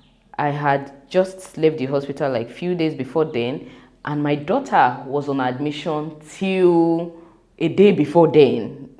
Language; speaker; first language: English; non-native, local second language; Yoruba